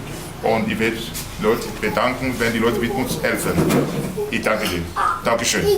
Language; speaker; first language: German; non-native, learner; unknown